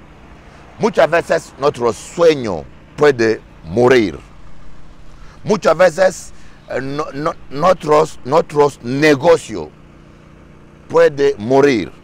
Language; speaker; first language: Spanish; non-native, learner; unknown